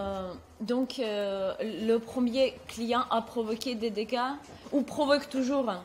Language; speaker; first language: French; non-native, fluent; Russian